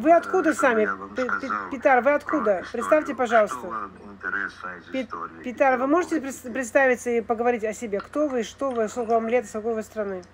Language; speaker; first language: Russian; native; Russian